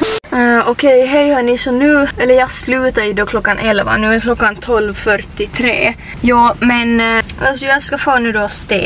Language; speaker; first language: Swedish; native; Swedish